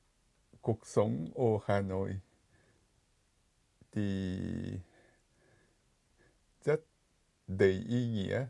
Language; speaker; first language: Vietnamese; non-native, fluent; Japanese